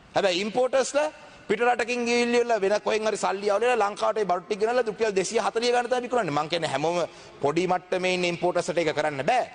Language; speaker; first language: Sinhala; non-native, local second language; Tamil